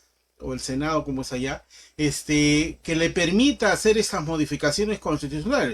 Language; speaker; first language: Spanish; native; Spanish